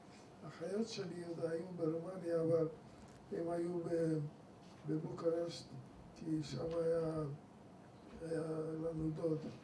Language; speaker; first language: Hebrew; non-native, fluent; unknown